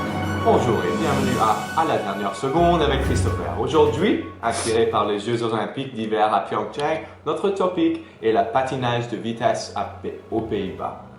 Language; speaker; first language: French; non-native, learner; English